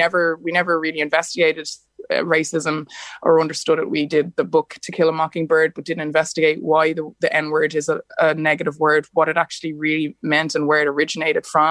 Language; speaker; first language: English; native; English